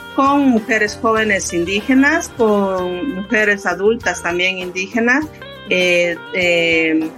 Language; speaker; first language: Spanish; native; Spanish